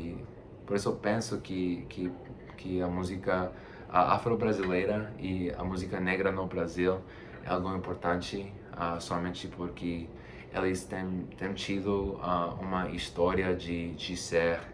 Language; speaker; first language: Portuguese; non-native, fluent; Spanish